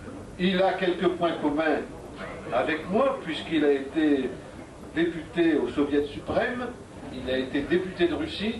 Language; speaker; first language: French; native; French